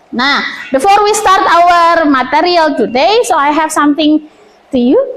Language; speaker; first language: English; non-native, fluent; Indonesian